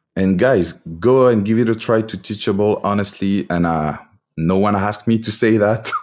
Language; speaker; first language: English; non-native, fluent; French